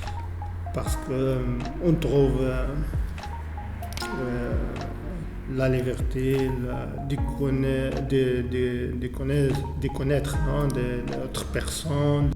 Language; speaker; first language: French; non-native, learner; Arabic